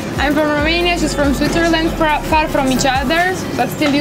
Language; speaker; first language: English; non-native, fluent; Romanian